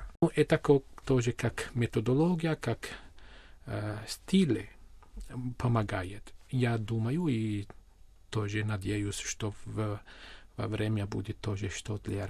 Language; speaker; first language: Russian; non-native, learner; Armenian